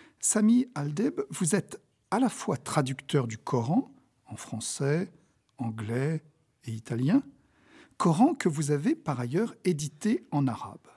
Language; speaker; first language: French; native; French